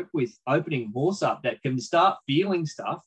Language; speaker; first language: English; native; English